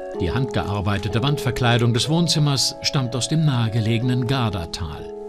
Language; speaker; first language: German; native; German